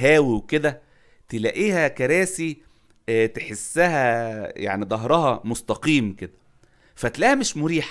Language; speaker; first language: Arabic; native; Arabic